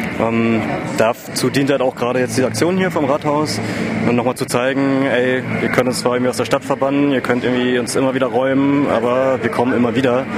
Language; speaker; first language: German; native; German